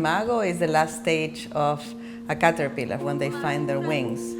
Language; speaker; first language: English; non-native, fluent; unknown